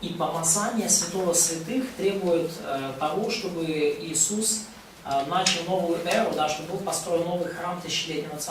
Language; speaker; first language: Russian; native; Russian